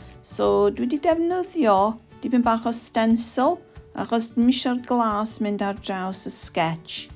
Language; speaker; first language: Welsh; non-native, fluent; English